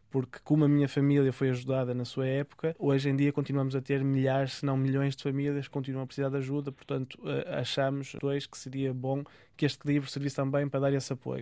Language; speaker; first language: Portuguese; native; Portuguese